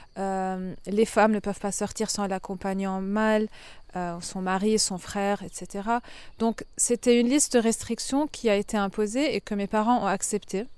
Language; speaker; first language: French; non-native, fluent; Arabic